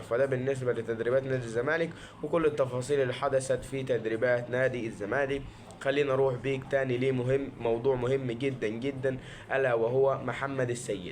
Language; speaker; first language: Arabic; native; Arabic